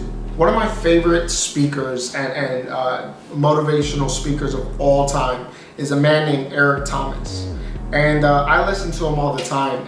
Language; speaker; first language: English; native; English